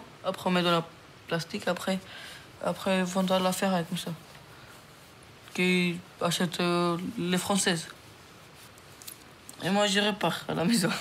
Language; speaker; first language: French; early bilingual, other home language; Romanian